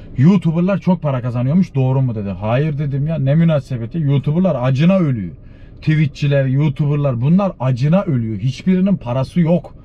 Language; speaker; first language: Turkish; native; Turkish